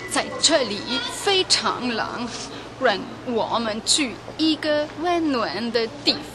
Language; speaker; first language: Chinese; non-native, learner; German